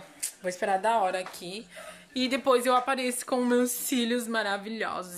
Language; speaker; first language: Portuguese; native; Portuguese